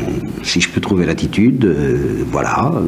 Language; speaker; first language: French; native; French